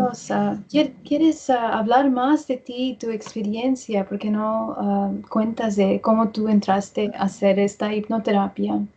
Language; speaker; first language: Spanish; early bilingual, heritage; English